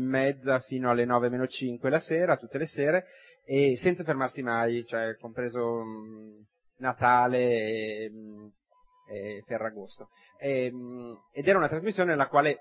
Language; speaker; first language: Italian; native; Italian